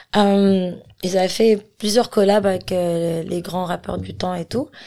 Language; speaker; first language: French; non-native, local second language; Arabic